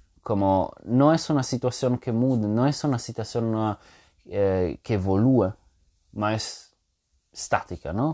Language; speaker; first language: Spanish; non-native, fluent; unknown